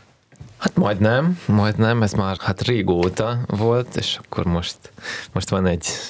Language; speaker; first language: Hungarian; non-native, fluent; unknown